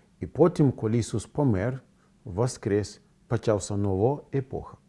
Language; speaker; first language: Ukrainian; non-native, fluent; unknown